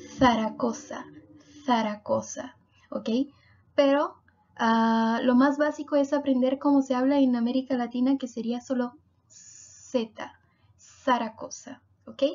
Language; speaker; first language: Spanish; non-native, fluent; Portuguese